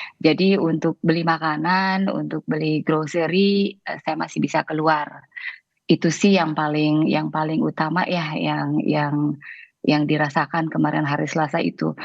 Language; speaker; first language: Indonesian; native; Indonesian